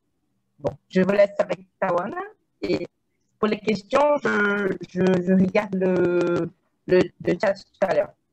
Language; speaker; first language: French; non-native, fluent; Portuguese